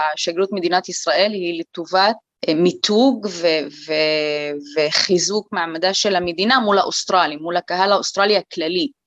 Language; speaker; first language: Hebrew; non-native, local second language; Arabic